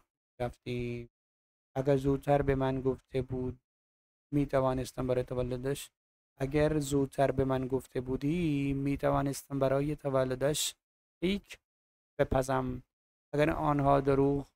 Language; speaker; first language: Persian; non-native, fluent; Urdu